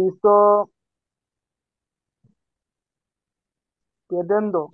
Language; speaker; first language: Italian; non-native, learner; Bangla